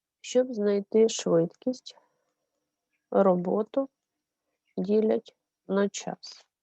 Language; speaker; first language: Ukrainian; native; Ukrainian